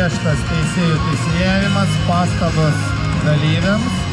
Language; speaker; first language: Lithuanian; native; Lithuanian